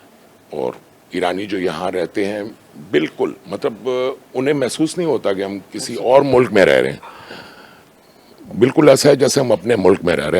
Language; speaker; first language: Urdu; early bilingual, other home language; Persian